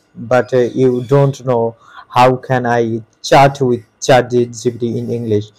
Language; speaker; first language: English; non-native, local second language; Bangla